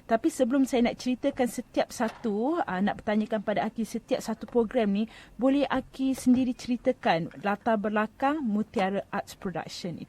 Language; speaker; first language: Malay; native; Malay